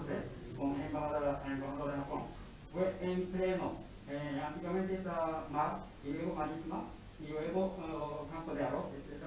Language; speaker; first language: Spanish; non-native, learner; Japanese